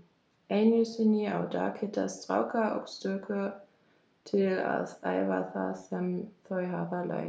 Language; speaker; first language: Icelandic; non-native, learner; German